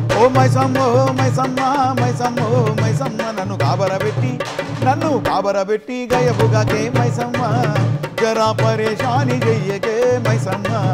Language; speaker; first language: Telugu; non-native, local second language; Tamil